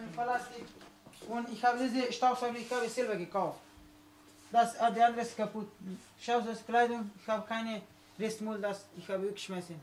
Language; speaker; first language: German; non-native, learner; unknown